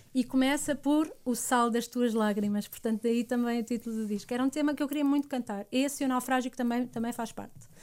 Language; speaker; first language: Portuguese; native; Portuguese